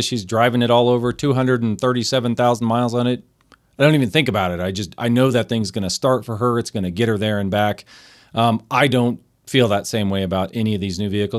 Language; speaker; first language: English; native; English